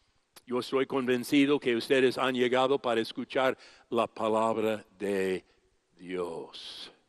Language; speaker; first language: Spanish; non-native, fluent; English